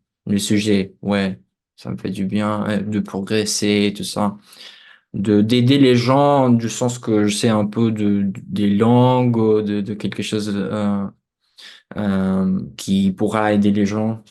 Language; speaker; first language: French; non-native, fluent; Portuguese